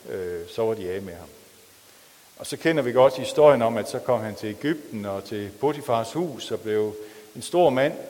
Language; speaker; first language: Danish; native; Danish